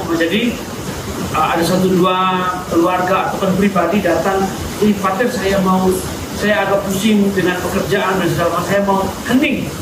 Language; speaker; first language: Indonesian; non-native, local second language; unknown